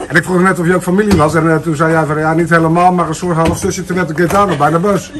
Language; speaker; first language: Dutch; native; Dutch